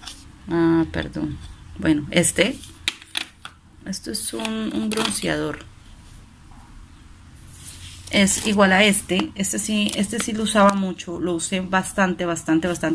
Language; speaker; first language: Spanish; native; Spanish